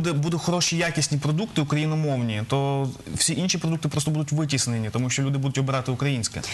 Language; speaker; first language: Ukrainian; native; Ukrainian